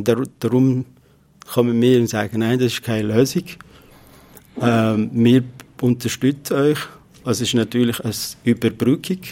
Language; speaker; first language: German; non-native, fluent; Kurdish